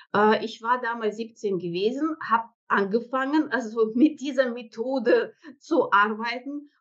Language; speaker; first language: German; non-native, fluent; Russian